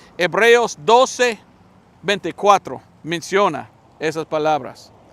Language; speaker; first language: Spanish; non-native, fluent; English